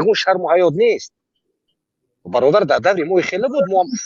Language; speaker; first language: Persian; native; Persian